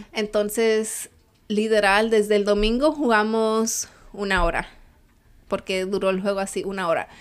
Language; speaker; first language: Spanish; early bilingual, heritage; Spanish